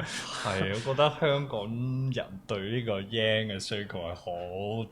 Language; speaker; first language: Cantonese; native; Cantonese